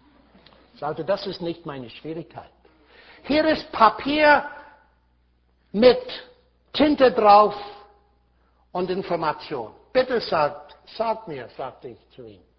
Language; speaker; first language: German; non-native, fluent; English